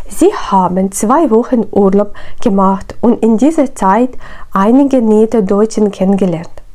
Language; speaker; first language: German; non-native, fluent; Ukrainian